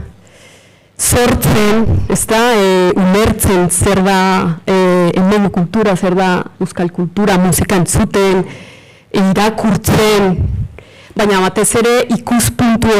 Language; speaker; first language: Basque; non-native, fluent; Spanish